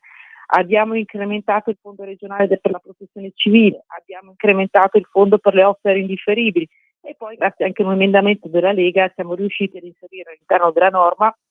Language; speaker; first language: Italian; native; Italian